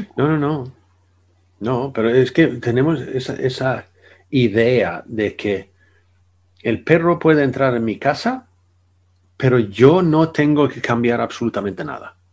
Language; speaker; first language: Spanish; non-native, fluent; Swedish